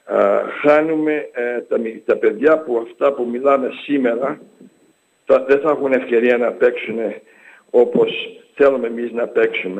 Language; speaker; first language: Greek; early bilingual, heritage; English